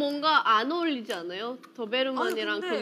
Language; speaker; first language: Korean; non-native, fluent; Thai